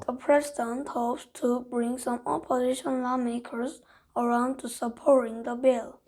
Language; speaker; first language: English; non-native, fluent; Korean